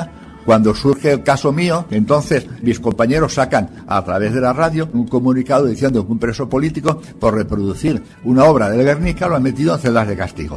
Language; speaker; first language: Spanish; native; Spanish